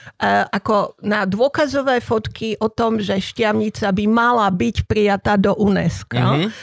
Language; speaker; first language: Slovak; native; Slovak